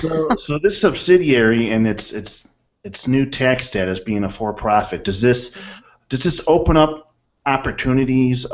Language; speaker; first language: English; native; English